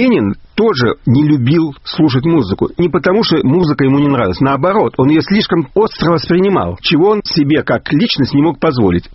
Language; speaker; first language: Russian; native; Russian